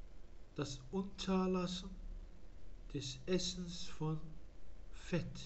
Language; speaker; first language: German; non-native, fluent; Arabic